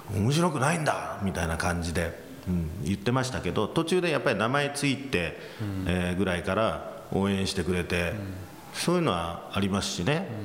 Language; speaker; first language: Japanese; early bilingual, heritage; English